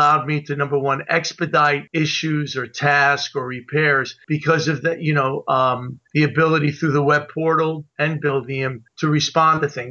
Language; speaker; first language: English; native; English